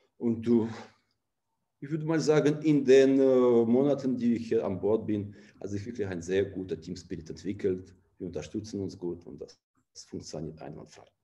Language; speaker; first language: German; non-native, fluent; Russian